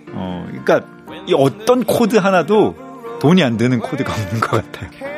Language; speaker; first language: Korean; native; Korean